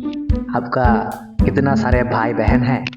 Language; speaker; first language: Hindi; non-native, learner; Bangla